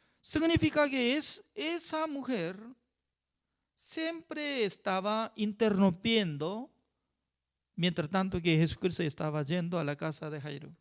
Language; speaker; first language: Spanish; non-native, fluent; Korean